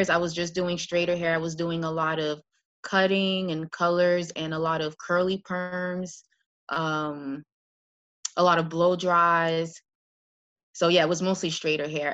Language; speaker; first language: English; native; English